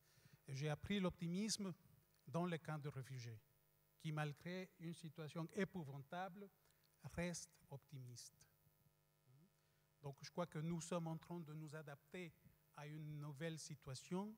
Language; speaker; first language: French; non-native, fluent; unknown